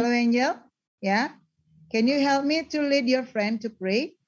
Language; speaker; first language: English; non-native, learner; Indonesian